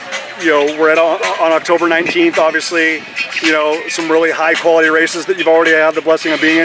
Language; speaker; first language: English; native; English